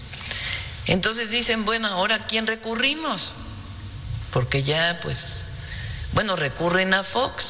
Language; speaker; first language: Spanish; native; Spanish